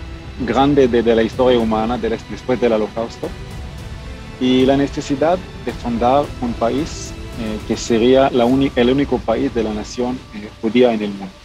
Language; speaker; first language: Spanish; non-native, fluent; Hebrew